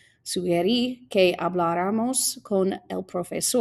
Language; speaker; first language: Spanish; non-native, fluent; English